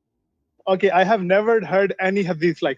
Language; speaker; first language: English; non-native, fluent; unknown